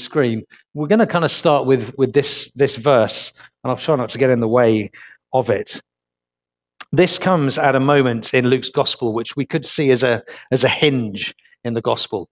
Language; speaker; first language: English; native; English